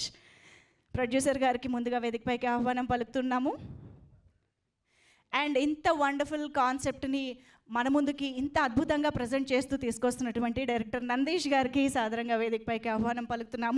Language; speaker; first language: Telugu; native; Telugu